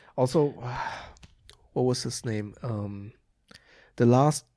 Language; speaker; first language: English; non-native, fluent; German